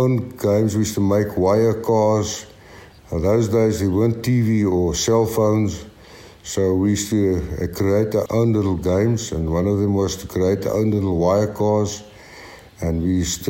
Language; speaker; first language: English; native; English